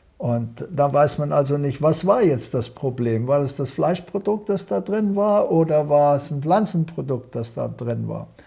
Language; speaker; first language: German; early bilingual, heritage; German